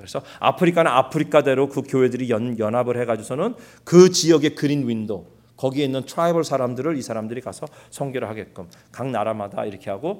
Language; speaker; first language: Korean; early bilingual, heritage; Korean